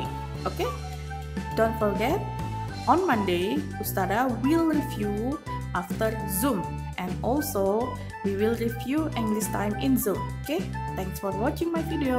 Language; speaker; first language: English; non-native, learner; Indonesian